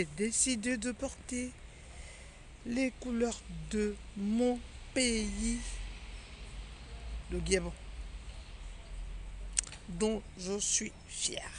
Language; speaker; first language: French; non-native, local second language; Fang